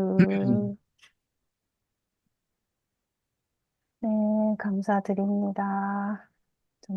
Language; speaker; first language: Korean; native; Korean